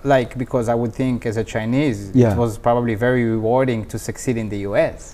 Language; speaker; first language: English; non-native, fluent; Hebrew